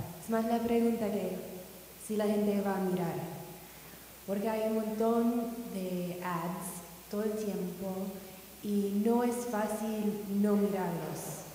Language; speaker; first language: Spanish; non-native, fluent; English